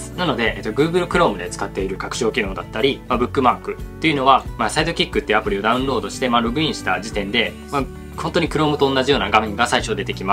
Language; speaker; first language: Japanese; native; Japanese